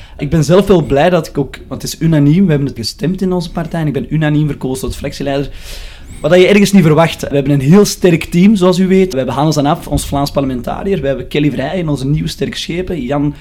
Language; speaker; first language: Dutch; non-native, local second language; Arabic